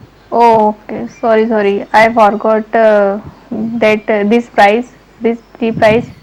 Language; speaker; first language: English; non-native, learner; Hindi